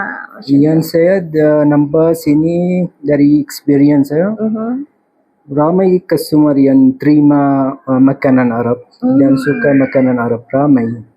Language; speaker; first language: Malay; non-native, fluent; Arabic